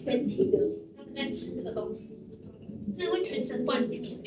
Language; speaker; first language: Chinese; native; Chinese